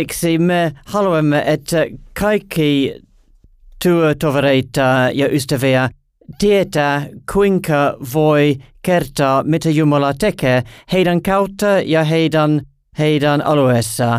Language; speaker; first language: Finnish; non-native, learner; English